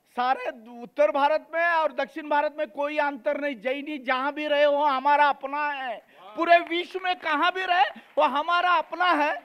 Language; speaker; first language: Hindi; native; Hindi